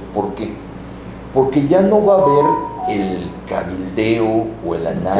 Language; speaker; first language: Spanish; native; Spanish